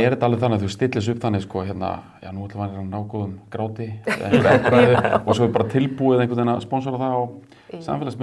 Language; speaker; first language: Icelandic; native; Icelandic